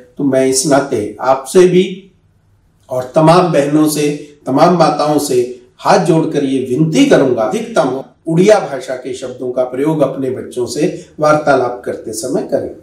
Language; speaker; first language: Hindi; native; Hindi